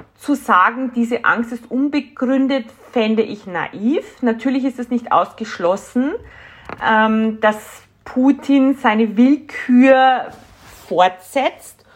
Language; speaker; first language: German; native; German